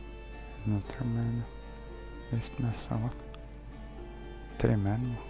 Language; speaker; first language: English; non-native, learner; Lithuanian